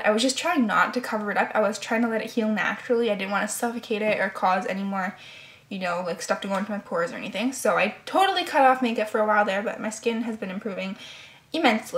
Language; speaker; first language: English; native; English